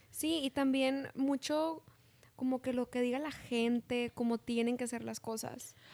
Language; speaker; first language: Spanish; early bilingual, heritage; Spanish